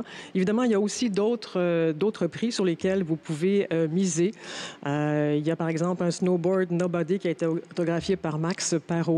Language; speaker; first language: French; native; French